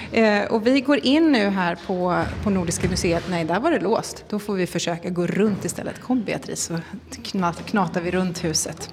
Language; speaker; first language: Swedish; native; Swedish